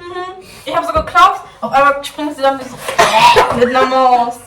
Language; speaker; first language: German; native; German